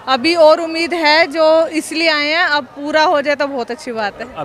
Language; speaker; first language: Hindi; native; Hindi